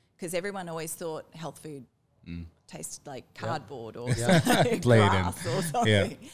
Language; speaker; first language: English; native; English